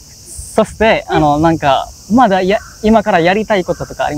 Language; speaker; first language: Japanese; non-native, fluent; Indonesian